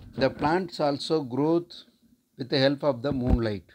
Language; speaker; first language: English; non-native, local second language; Tamil